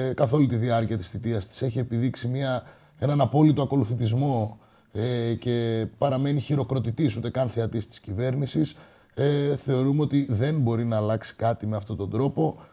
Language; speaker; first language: Greek; native; Greek